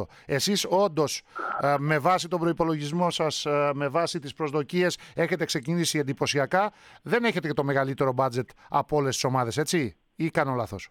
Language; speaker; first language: Greek; native; Greek